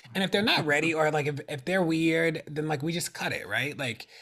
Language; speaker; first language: English; native; English